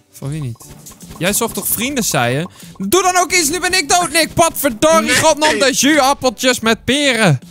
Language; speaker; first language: Dutch; native; Dutch